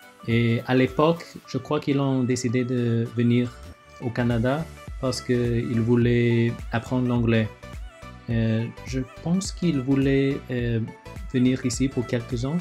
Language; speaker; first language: French; early bilingual, other home language; Chinese